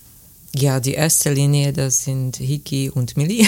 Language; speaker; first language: German; non-native, fluent; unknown